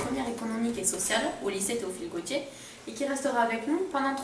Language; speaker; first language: French; native; French